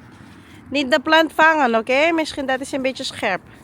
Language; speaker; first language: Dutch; non-native, learner; Filipino